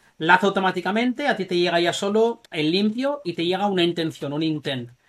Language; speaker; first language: Spanish; native; Spanish